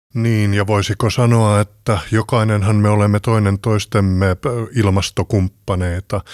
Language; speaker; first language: Finnish; native; Finnish